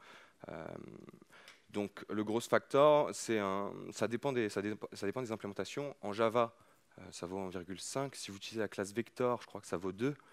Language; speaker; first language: French; native; French